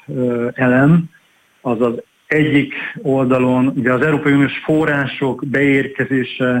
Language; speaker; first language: Hungarian; native; Hungarian